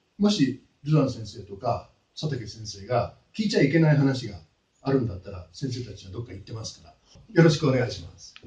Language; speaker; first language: Japanese; native; Japanese